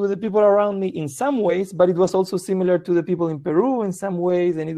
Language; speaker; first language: English; non-native, fluent; Spanish